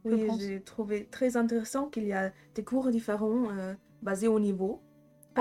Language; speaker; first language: French; non-native, fluent; German